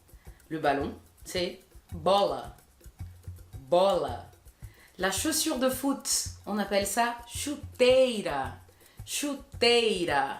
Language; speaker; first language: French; non-native, fluent; Portuguese